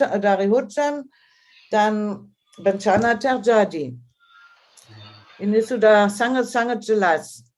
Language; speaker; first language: Indonesian; non-native, fluent; German